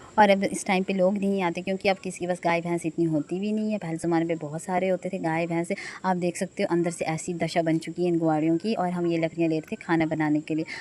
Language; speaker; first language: Hindi; non-native, local second language; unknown